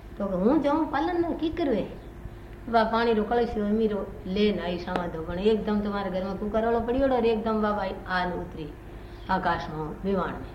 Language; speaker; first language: Hindi; native; Hindi